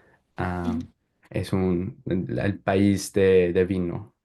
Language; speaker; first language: Spanish; non-native, learner; English